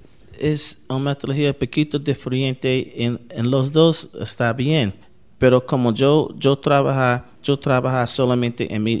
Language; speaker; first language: Spanish; non-native, learner; English